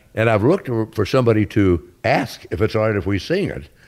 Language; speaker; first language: English; native; English